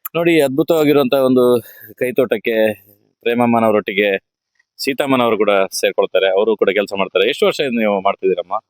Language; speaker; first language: Kannada; native; Kannada